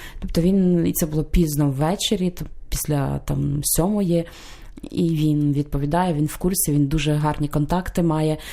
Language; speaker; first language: Ukrainian; native; Ukrainian